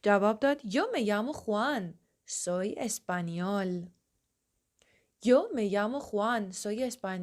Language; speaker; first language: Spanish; non-native, fluent; Persian